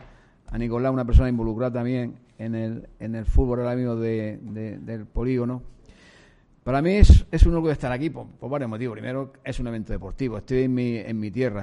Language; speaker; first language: Spanish; native; Spanish